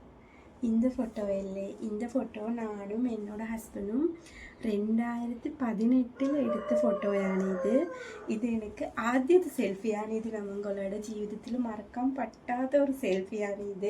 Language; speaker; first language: Malayalam; non-native, learner; Tamil